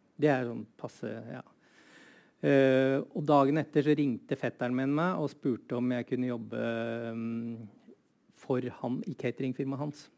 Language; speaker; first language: Norwegian; native; Norwegian